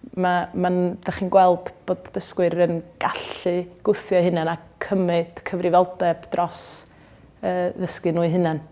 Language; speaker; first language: Welsh; native; Welsh